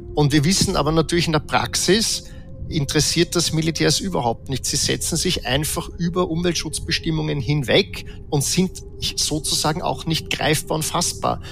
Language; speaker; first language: German; native; German